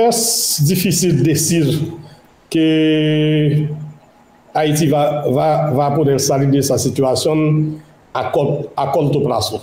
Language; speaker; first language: Spanish; non-native, local second language; Haitian Creole